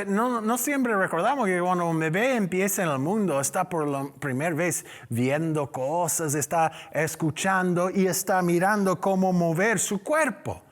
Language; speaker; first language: Spanish; non-native, learner; English